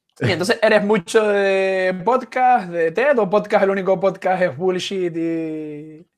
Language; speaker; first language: Spanish; native; Spanish